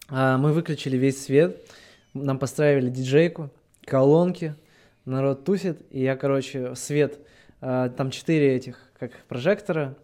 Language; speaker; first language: Russian; native; Russian